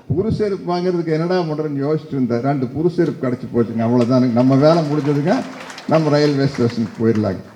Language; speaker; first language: Tamil; native; Tamil